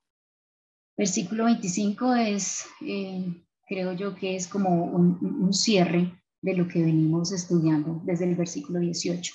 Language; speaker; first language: Spanish; native; Spanish